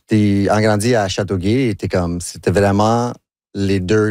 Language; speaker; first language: French; non-native, local second language; English